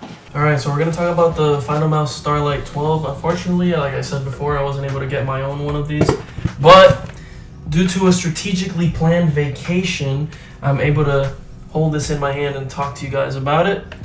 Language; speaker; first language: English; native; English